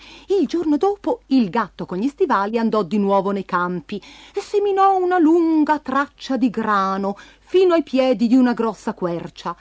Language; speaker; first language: Italian; native; Italian